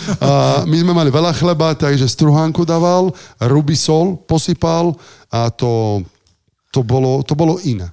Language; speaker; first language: Slovak; non-native, fluent; Italian